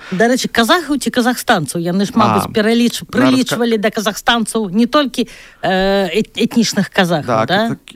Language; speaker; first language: Belarusian; non-native, local second language; Russian